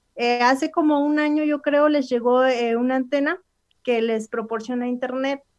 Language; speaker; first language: Spanish; native; Spanish